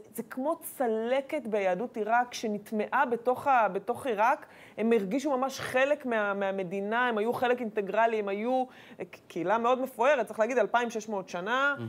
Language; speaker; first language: Hebrew; native; Hebrew